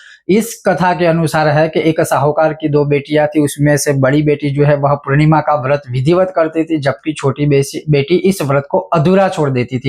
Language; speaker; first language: Hindi; native; Hindi